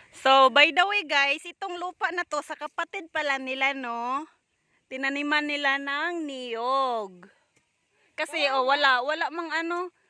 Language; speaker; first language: Filipino; non-native, local second language; Cebuano